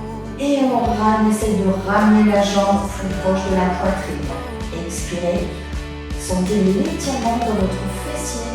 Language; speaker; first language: French; native; French